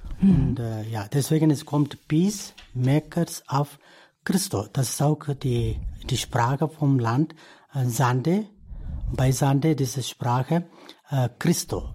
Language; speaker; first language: German; non-native, learner; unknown